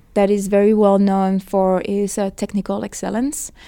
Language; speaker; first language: English; non-native, fluent; French